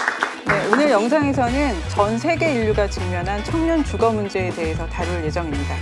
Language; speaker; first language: Korean; native; Korean